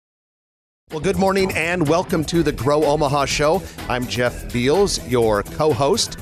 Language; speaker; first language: English; native; English